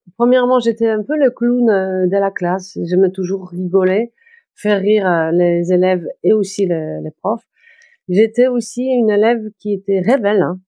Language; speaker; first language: French; non-native, fluent; Polish